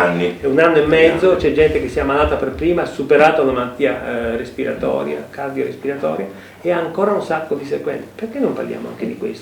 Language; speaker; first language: Italian; native; Italian